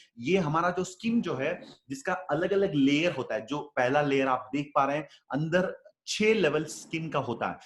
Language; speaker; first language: Hindi; non-native, local second language; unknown